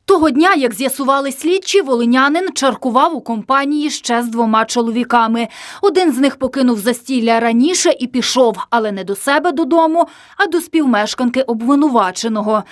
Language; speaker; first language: Ukrainian; native; Ukrainian